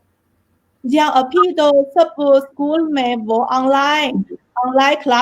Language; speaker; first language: Hindi; non-native, fluent; Chinese